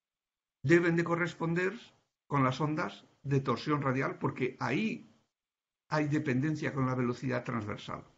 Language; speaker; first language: Spanish; native; Spanish